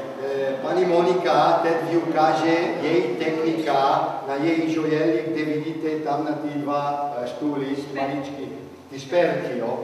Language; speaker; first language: Czech; non-native, learner; Italian